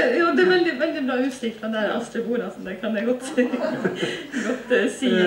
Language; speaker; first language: Norwegian; native; Norwegian